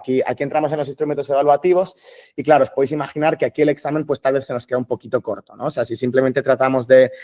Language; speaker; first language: Spanish; native; Spanish